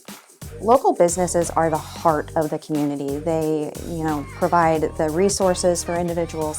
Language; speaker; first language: English; native; English